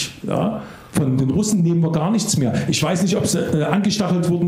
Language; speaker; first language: German; native; German